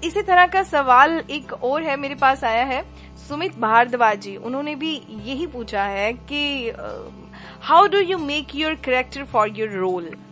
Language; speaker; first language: Hindi; non-native, local second language; Punjabi